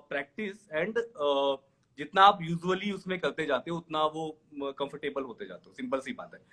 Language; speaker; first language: Hindi; native; Hindi